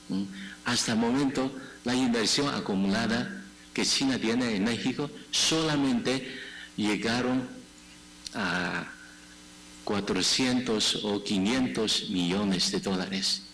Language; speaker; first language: Spanish; non-native, fluent; Chinese